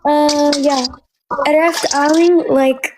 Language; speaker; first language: English; non-native, learner; Amharic